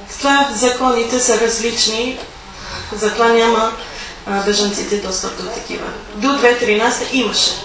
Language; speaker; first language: Bulgarian; non-native, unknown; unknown